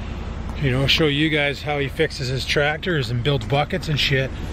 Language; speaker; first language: English; native; English